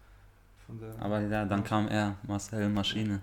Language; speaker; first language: German; native; German